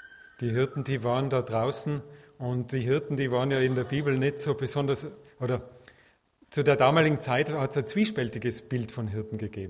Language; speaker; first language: German; native; German